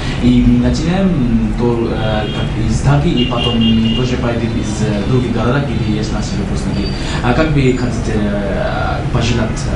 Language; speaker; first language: Russian; non-native, fluent; Bangla